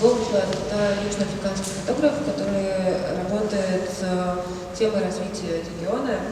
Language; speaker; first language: Russian; native; Russian